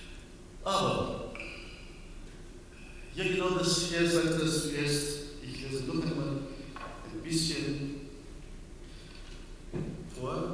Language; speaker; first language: German; non-native, learner; Persian